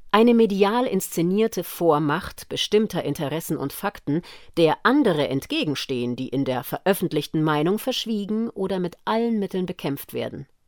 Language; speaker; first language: German; native; German